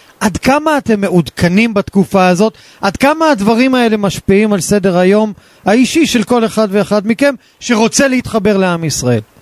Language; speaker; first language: Hebrew; native; Hebrew